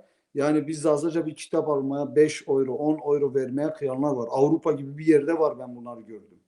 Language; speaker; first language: Turkish; non-native, local second language; Zaza